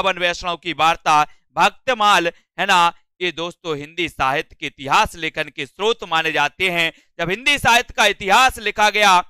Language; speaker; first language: Hindi; native; Hindi